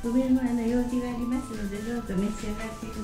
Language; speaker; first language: Japanese; native; Japanese